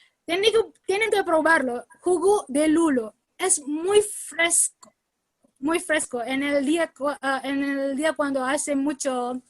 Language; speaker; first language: Spanish; non-native, learner; Indonesian